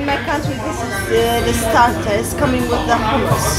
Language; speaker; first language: English; non-native, learner; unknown